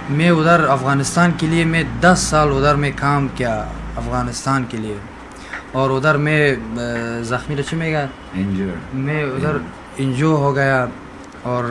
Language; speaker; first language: Hindi; non-native, learner; Persian